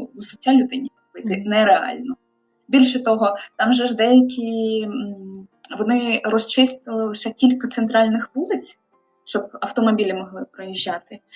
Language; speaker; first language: Ukrainian; non-native, local second language; Russian